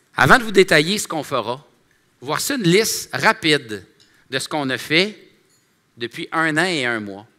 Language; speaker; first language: French; native; French